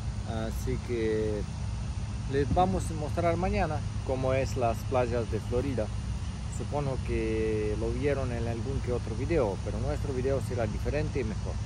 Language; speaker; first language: Spanish; native; Spanish